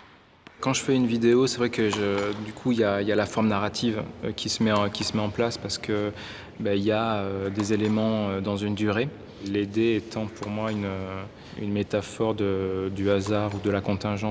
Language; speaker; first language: French; native; French